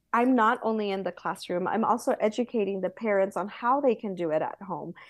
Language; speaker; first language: English; early bilingual, other home language; Spanish